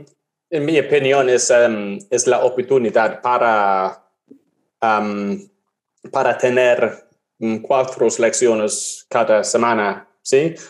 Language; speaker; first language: Spanish; non-native, learner; English